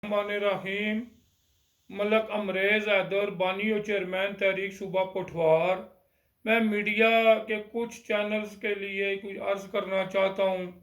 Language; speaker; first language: Urdu; non-native, local second language; Pahari-Potwari